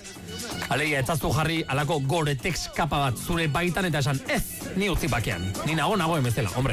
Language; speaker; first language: Basque; native; Basque